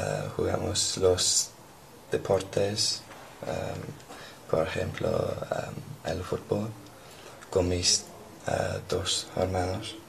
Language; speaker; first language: Spanish; non-native, learner; English